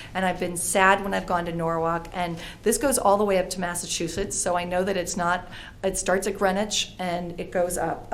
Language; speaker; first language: English; native; English